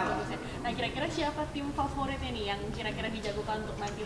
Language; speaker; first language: Indonesian; native; Indonesian